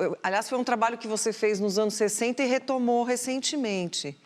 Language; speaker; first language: Portuguese; native; Portuguese